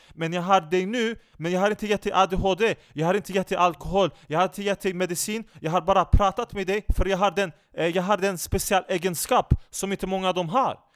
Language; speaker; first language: Swedish; non-native, fluent; Turkish